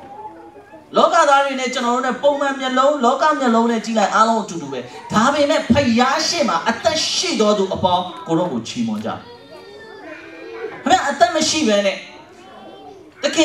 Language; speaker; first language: Burmese; native; Burmese